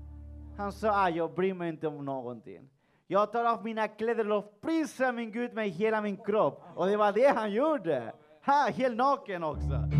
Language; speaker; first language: Swedish; non-native, fluent; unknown